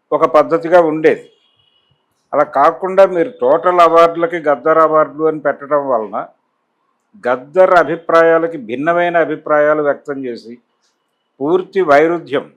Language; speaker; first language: Telugu; native; Telugu